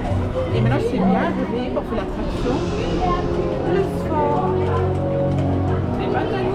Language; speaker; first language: French; non-native, learner; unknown